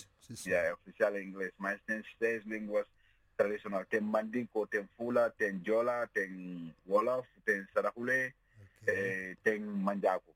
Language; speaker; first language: Portuguese; non-native, learner; Mandingo